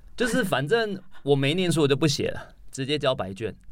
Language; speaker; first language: Chinese; native; Chinese